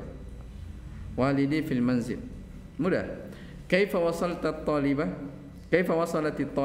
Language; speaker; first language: Arabic; non-native, fluent; Indonesian